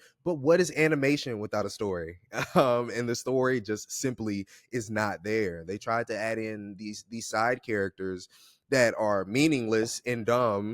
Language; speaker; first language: English; native; English